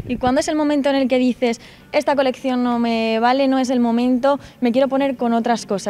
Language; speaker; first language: Spanish; native; Spanish